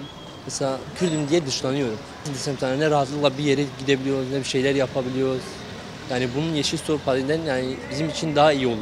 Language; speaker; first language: Turkish; non-native, local second language; Kurdish